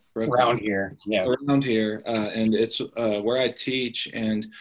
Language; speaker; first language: English; native; English